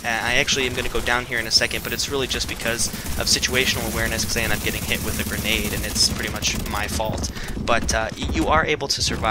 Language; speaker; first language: English; native; English